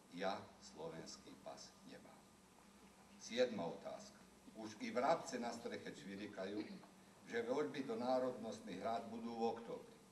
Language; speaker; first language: Slovak; early bilingual, heritage; Slovak